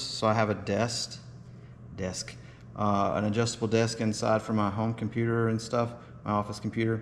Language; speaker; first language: English; native; English